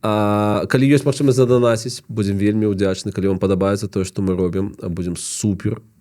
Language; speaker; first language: Belarusian; non-native, local second language; Russian